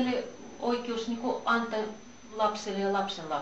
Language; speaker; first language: Finnish; non-native, learner; Russian